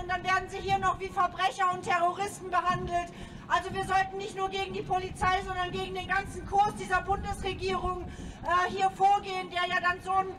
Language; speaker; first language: German; native; German